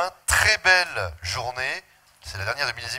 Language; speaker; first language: French; native; French